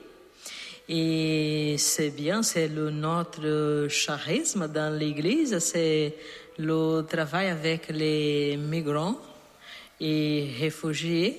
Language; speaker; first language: French; non-native, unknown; Portuguese